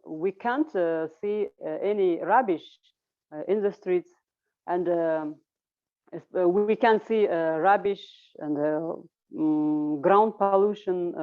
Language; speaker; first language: English; non-native, learner; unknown